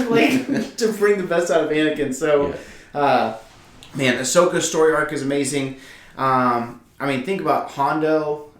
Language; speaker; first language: English; native; English